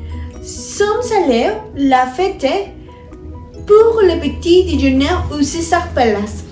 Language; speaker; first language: French; non-native, learner; Spanish